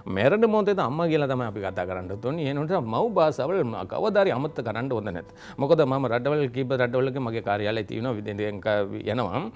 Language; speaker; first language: Sinhala; non-native, local second language; Tamil